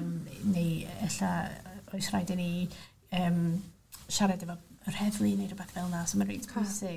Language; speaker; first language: Welsh; non-native, local second language; English